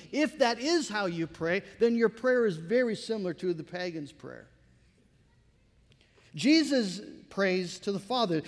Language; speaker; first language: English; native; English